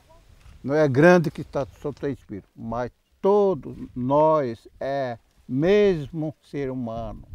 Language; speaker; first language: Portuguese; non-native, local second language; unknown